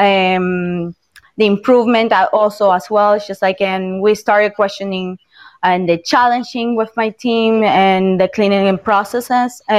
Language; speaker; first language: English; non-native, fluent; Spanish